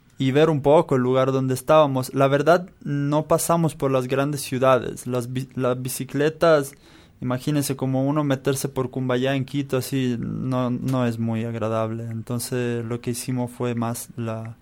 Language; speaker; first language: Spanish; non-native, fluent; Italian